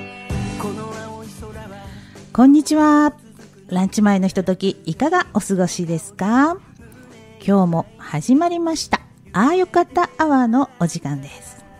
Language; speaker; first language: Japanese; native; Japanese